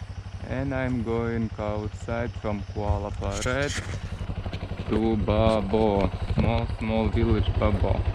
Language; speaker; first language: English; non-native, learner; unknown